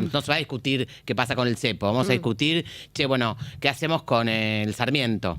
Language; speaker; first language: Spanish; native; Spanish